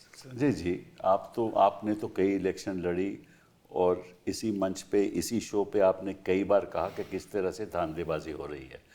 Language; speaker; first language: Hindi; native; Hindi